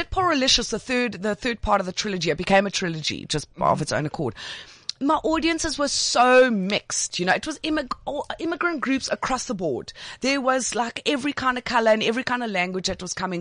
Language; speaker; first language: English; native; English